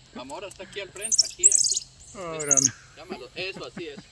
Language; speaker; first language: Spanish; non-native, learner; Polish